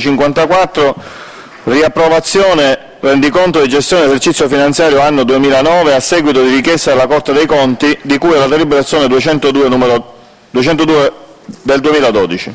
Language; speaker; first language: Italian; native; Italian